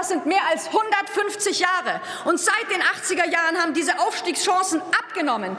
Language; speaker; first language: German; early bilingual, other home language; Turkish